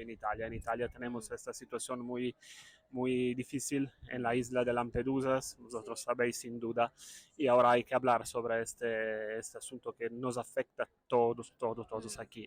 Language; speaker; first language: Spanish; non-native, fluent; Italian